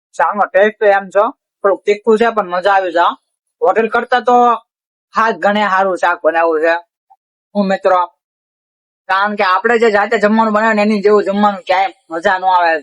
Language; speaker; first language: Gujarati; native; Gujarati